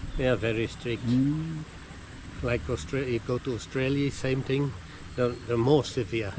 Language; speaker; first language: English; non-native, learner; Dutch